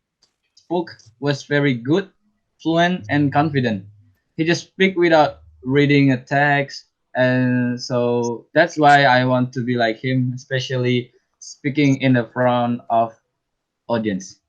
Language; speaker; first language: English; non-native, learner; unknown